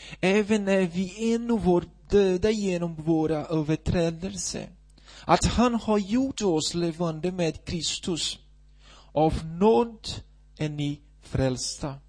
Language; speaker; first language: Swedish; non-native, fluent; Portuguese